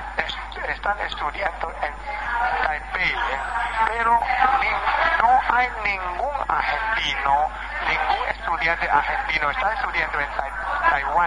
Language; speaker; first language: Spanish; non-native, fluent; Chinese